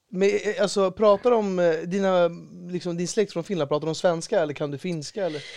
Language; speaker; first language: Swedish; early bilingual, other home language; Persian